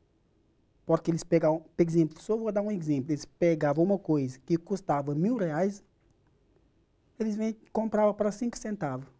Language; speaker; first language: Portuguese; non-native, learner; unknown